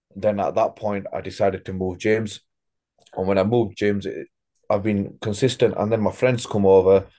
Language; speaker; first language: English; native; English